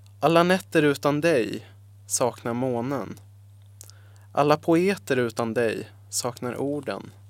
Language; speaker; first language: Swedish; non-native, fluent; Arabic